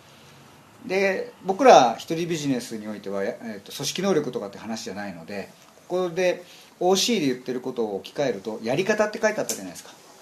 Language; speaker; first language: Japanese; native; Japanese